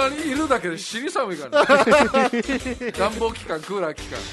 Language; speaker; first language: Japanese; native; Japanese